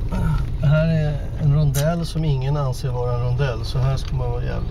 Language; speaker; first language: Swedish; native; Swedish